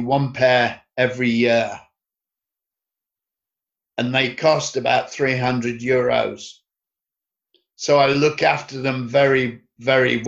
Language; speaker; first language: English; native; English